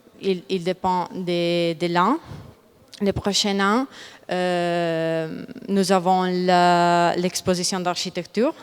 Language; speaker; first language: French; non-native, learner; Italian